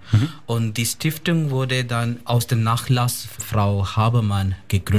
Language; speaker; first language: German; non-native, fluent; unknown